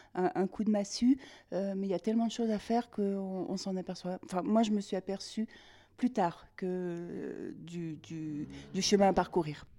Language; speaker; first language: French; native; French